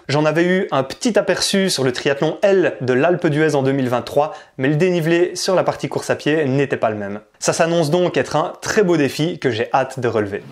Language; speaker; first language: French; native; French